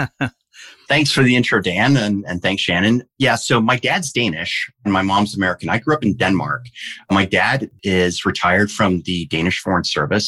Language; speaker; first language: English; early bilingual, heritage; English